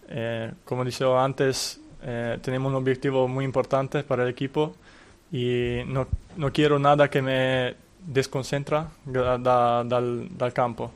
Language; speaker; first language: Spanish; non-native, fluent; Italian